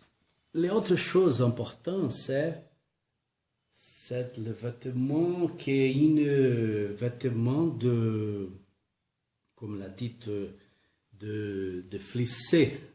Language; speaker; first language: French; non-native, learner; Portuguese